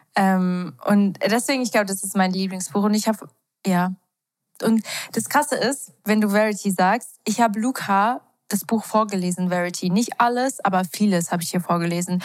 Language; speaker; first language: German; early bilingual, other home language; Albanian